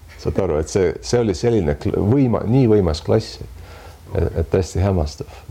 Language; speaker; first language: Estonian; non-native, local second language; Russian